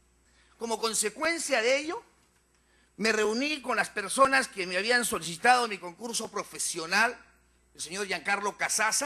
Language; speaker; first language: Spanish; native; Spanish